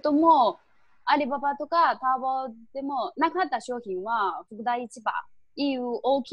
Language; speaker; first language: Japanese; non-native, fluent; Chinese